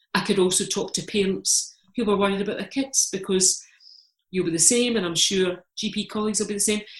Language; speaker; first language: English; native; English